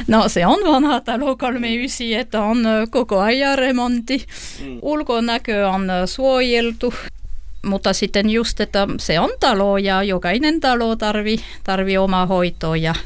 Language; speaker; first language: Finnish; non-native, fluent; French